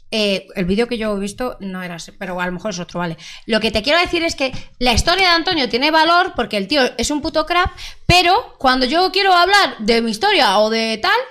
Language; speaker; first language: Spanish; native; Spanish